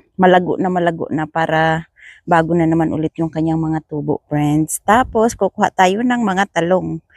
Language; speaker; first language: Filipino; non-native, local second language; Masbatenyo